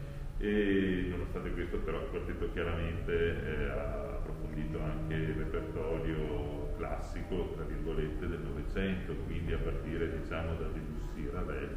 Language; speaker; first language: Italian; native; Italian